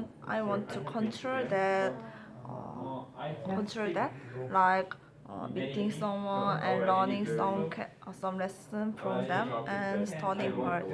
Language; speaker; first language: English; non-native, learner; Korean